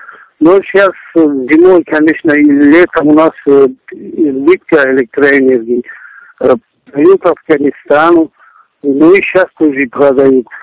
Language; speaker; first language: Russian; non-native, local second language; Tajik